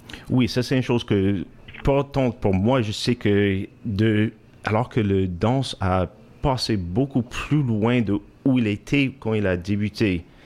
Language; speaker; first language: French; non-native, learner; English